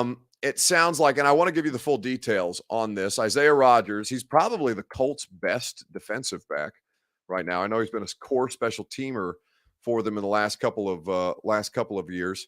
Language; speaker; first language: English; native; English